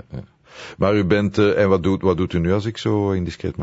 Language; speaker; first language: Dutch; native; Dutch